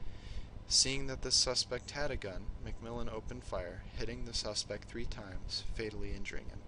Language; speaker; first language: English; native; English